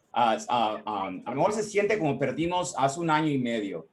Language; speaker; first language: Spanish; early bilingual, heritage; Spanish